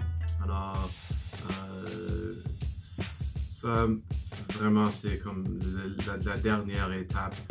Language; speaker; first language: French; non-native, learner; English